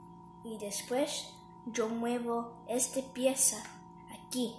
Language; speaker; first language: Spanish; early bilingual, heritage; English